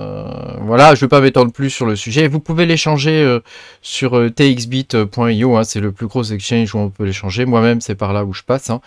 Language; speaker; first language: French; native; French